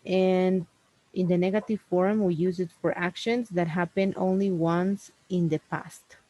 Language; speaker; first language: English; non-native, fluent; Spanish